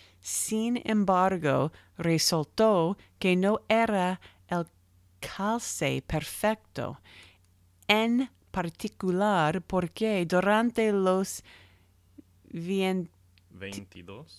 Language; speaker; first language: Spanish; non-native, learner; English